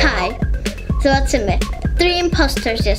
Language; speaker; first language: Polish; early bilingual, heritage; Polish